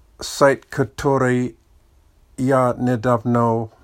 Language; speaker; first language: Russian; non-native, learner; English